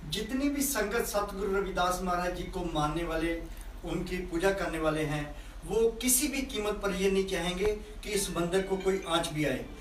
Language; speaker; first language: Hindi; non-native, local second language; Punjabi